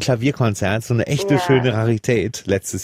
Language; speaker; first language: German; native; German